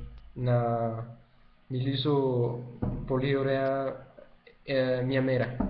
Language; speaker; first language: Greek; non-native, learner; Spanish